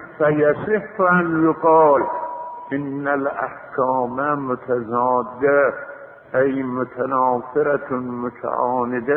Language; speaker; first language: Arabic; non-native, fluent; Azerbaijani